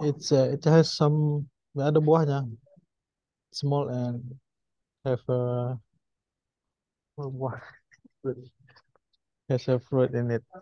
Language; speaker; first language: English; non-native, learner; Indonesian